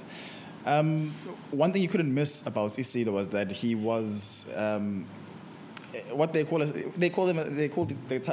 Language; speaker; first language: English; non-native, local second language; Zulu